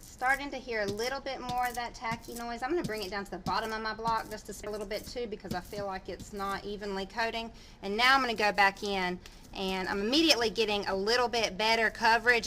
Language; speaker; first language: English; native; English